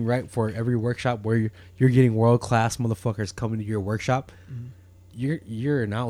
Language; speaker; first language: English; native; English